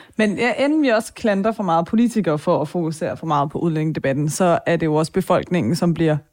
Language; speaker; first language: Danish; early bilingual, other home language; Persian